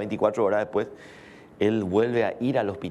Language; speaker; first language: Spanish; native; Spanish